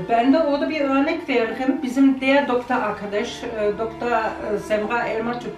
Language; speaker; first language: Turkish; non-native, learner; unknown